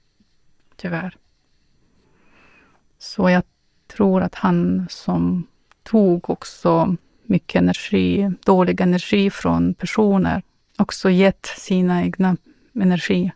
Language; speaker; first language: Swedish; non-native, fluent; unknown